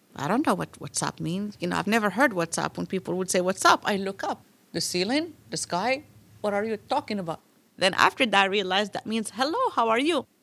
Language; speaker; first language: English; non-native, fluent; Arabic